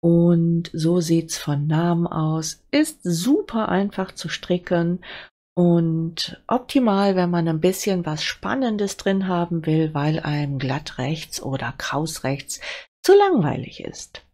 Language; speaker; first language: German; native; German